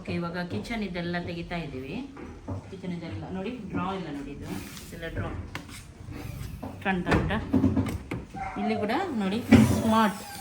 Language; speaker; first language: Kannada; native; Kannada